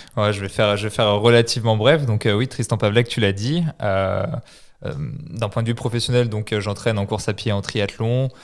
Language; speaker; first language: French; native; French